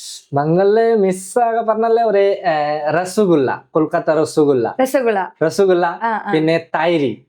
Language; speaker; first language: Malayalam; non-native, local second language; Bangla